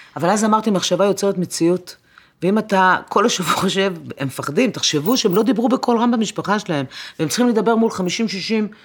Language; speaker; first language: Hebrew; non-native, fluent; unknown